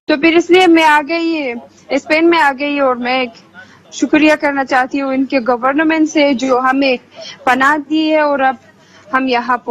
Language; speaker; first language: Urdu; non-native, fluent; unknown